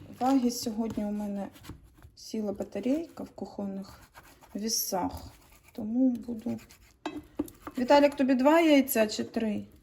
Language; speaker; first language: Ukrainian; native; Ukrainian